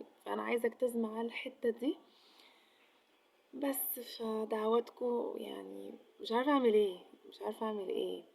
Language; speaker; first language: Arabic; native; Arabic